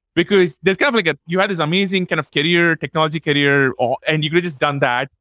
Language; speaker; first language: English; non-native, local second language; Tamil